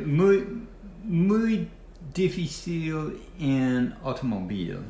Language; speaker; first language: Spanish; non-native, learner; English